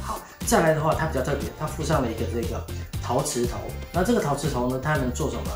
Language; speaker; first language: Chinese; native; Chinese